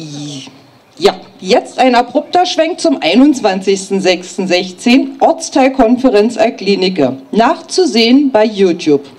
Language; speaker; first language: German; native; German